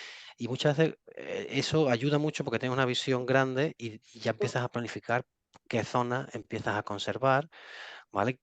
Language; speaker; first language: Spanish; native; Spanish